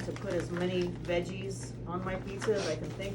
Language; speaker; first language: English; native; English